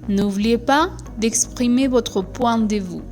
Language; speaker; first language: French; non-native, fluent; Spanish